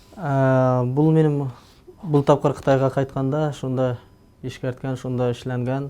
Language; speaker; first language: Tatar; early bilingual, heritage; Tatar